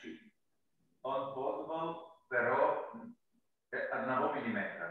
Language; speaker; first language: Russian; non-native, learner; Bulgarian